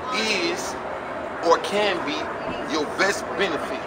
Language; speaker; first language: English; native; English